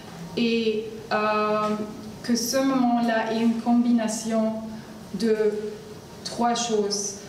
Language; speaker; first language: French; non-native, learner; Arabic